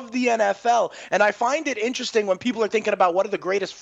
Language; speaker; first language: English; native; English